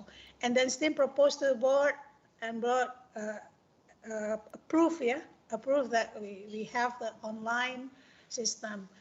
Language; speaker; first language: English; non-native, fluent; Indonesian